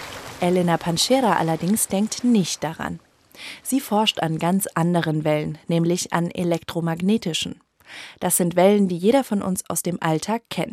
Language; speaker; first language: German; native; German